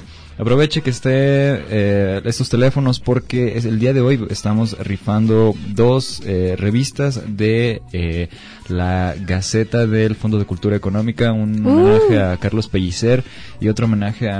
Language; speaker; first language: Spanish; native; Spanish